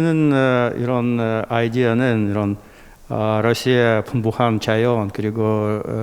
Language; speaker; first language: Korean; non-native, fluent; Russian